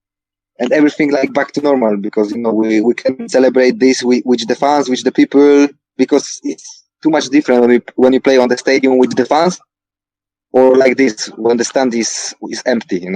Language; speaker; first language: English; non-native, learner; Polish